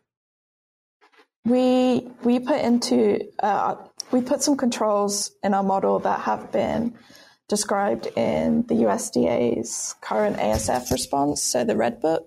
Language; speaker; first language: English; native; English